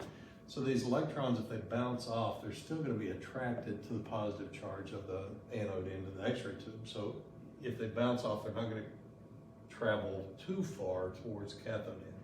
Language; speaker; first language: English; native; English